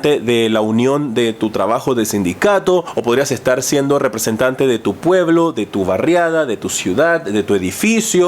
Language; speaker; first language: Spanish; native; Spanish